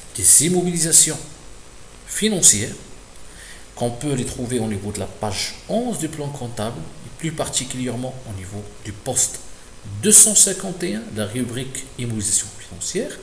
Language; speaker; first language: French; non-native, local second language; Arabic